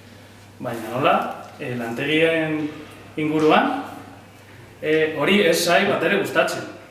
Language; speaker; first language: Basque; non-native, learner; Spanish